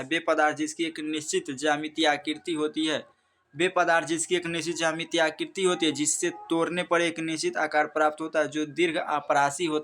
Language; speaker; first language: Hindi; native; Hindi